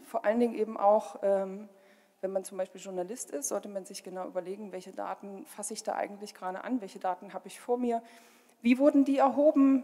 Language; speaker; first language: German; native; German